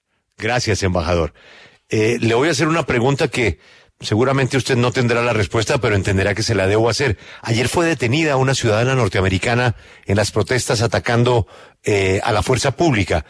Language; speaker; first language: Spanish; native; Spanish